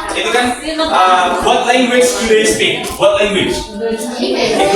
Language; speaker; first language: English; non-native, fluent; Indonesian